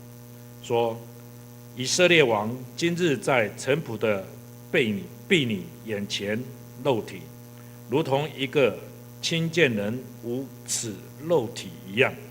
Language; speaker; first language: Chinese; native; Chinese